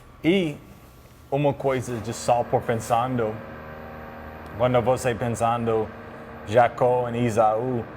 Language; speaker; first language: Portuguese; non-native, learner; English